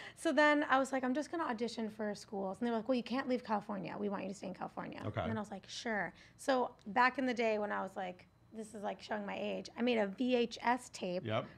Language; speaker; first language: English; native; English